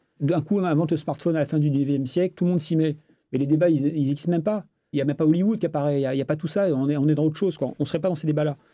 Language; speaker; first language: French; native; French